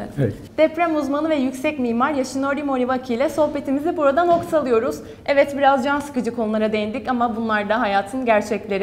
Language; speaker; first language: Turkish; native; Turkish